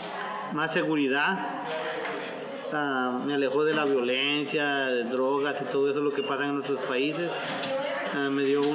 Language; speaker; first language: Spanish; native; Spanish